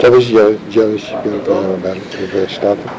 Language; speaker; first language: Russian; non-native, learner; Hebrew